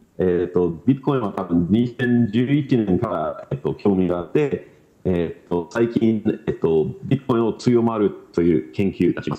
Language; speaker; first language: Japanese; non-native, learner; English